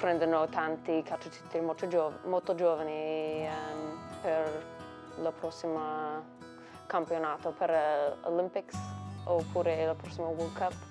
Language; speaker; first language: Italian; non-native, learner; English